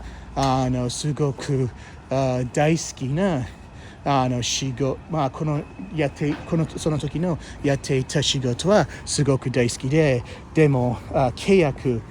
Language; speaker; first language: Japanese; non-native, fluent; English